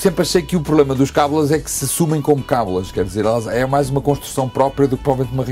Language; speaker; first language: Portuguese; native; Portuguese